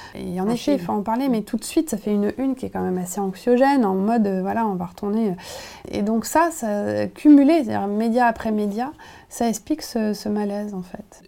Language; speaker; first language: French; native; French